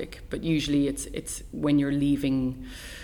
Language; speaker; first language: English; native; English